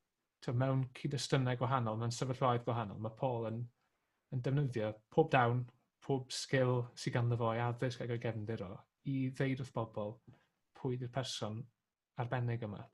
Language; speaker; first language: Welsh; native; Welsh